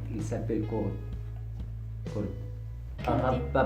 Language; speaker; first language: French; non-native, learner; Arabic